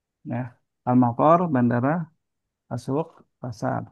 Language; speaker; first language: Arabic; non-native, fluent; Indonesian